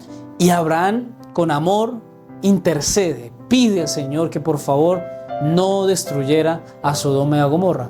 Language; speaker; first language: Spanish; native; Spanish